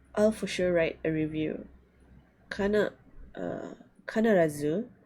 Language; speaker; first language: English; non-native, learner; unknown